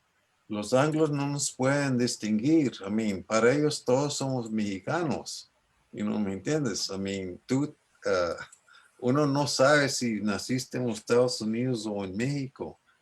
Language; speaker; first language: Spanish; early bilingual, other home language; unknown